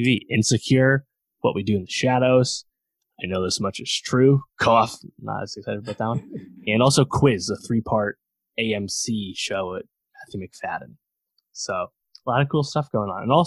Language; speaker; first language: English; native; English